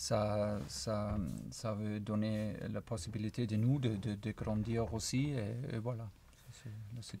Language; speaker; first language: French; non-native, fluent; German